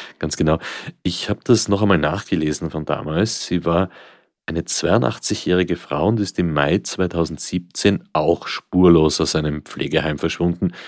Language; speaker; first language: German; native; German